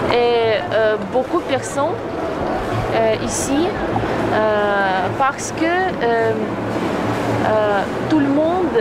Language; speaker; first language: French; non-native, learner; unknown